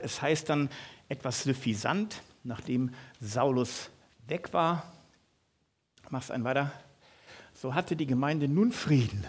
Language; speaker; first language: German; native; German